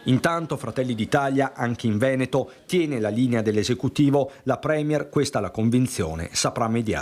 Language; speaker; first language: Italian; native; Italian